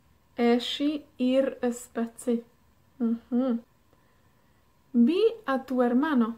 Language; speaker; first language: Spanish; non-native, fluent; Welsh